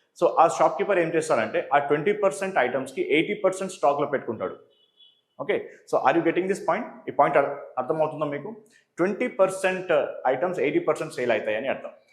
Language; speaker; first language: Telugu; native; Telugu